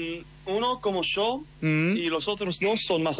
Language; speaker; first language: Spanish; early bilingual, heritage; English